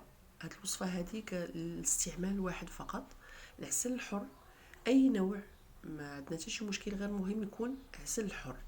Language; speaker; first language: Arabic; native; Arabic